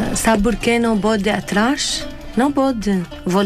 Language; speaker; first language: Portuguese; non-native, learner; Arabic